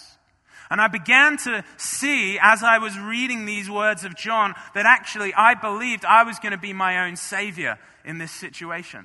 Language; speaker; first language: English; native; English